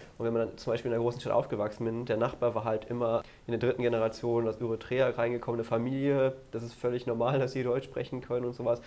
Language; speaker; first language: German; native; German